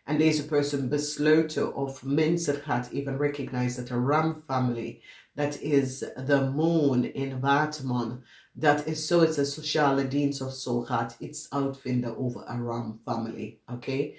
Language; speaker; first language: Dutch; non-native, learner; English